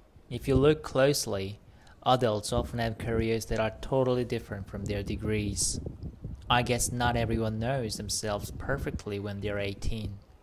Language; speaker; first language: English; non-native, fluent; Korean